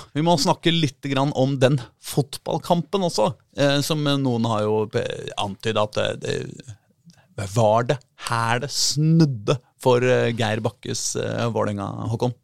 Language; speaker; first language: Norwegian; native; Norwegian